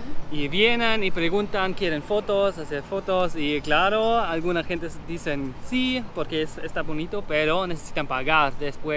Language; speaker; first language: Spanish; non-native, learner; German